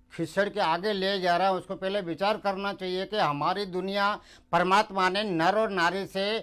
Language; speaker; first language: Hindi; native; Hindi